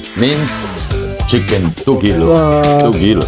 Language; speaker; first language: English; non-native, fluent; Italian